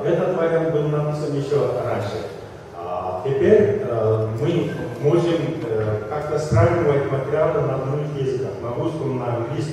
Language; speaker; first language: Russian; non-native, local second language; Kyrgyz